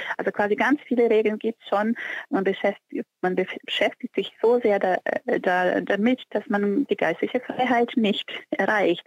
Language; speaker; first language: German; non-native, fluent; Portuguese